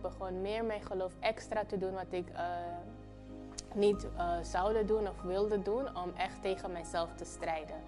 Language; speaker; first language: Dutch; early bilingual, other home language; Papiamento